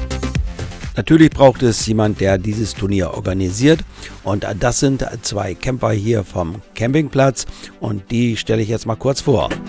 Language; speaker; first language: German; native; German